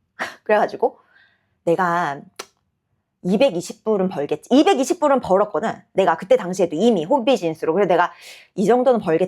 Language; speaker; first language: Korean; native; Korean